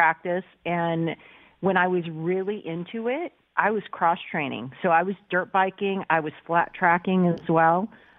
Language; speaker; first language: English; native; English